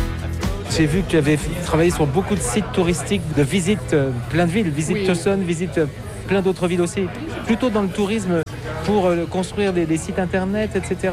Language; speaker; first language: French; native; French